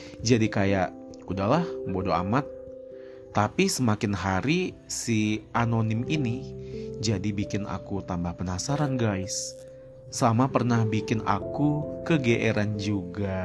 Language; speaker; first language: Indonesian; native; Indonesian